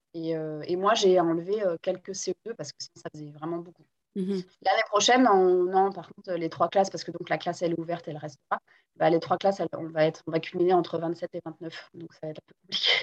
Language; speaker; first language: French; non-native, local second language; Guadeloupean Creole French